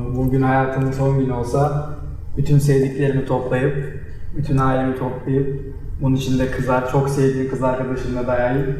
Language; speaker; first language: Turkish; early bilingual, heritage; Turkish